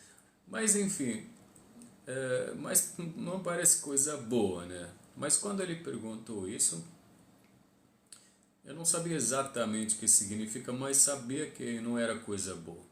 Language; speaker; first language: Portuguese; non-native, fluent; Arabic